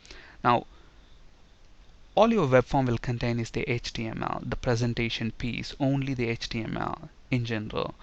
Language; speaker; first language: English; non-native, local second language; Telugu